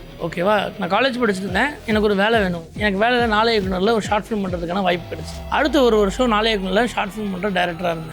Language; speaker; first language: Tamil; native; Tamil